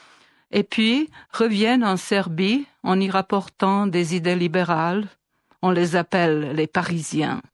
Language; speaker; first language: French; non-native, fluent; Serbian